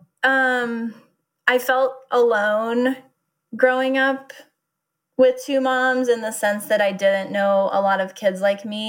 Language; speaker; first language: English; native; English